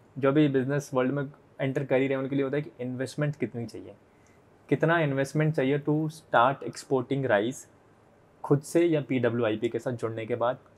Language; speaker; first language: Hindi; native; Hindi